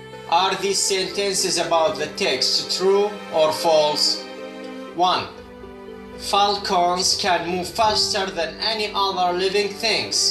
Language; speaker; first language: English; non-native, fluent; Arabic